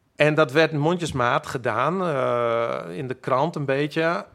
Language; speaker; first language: Dutch; non-native, local second language; Western Frisian